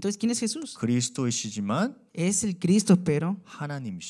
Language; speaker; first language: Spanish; non-native, learner; Korean